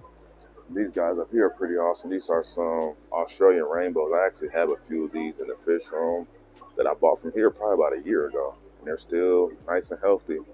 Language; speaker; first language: English; native; English